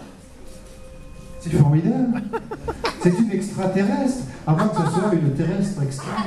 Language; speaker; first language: French; native; French